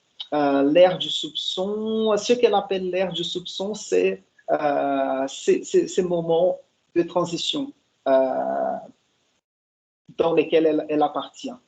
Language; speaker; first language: French; non-native, fluent; Portuguese